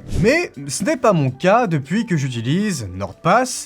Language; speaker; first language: French; native; French